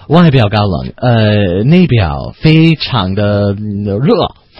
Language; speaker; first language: Chinese; non-native, fluent; English